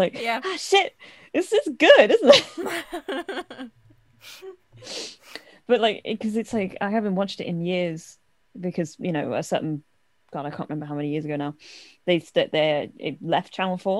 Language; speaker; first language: English; native; English